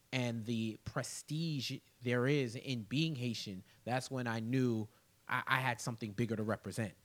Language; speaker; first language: English; early bilingual, other home language; Haitian Creole